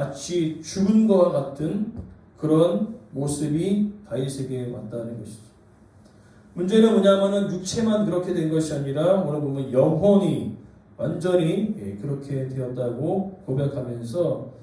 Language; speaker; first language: Korean; native; Korean